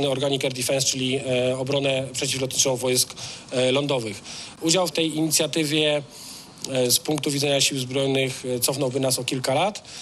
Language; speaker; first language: Polish; native; Polish